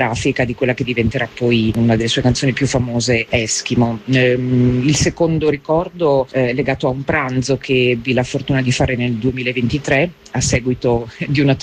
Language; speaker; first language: Italian; native; Italian